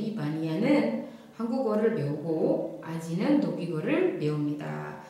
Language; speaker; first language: Korean; non-native, fluent; Indonesian